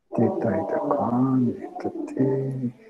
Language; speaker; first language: French; non-native, local second language; Arabic